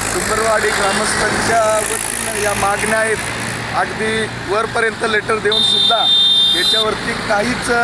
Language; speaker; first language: Marathi; native; Marathi